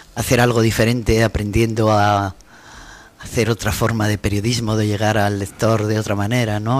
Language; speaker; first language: Spanish; native; Spanish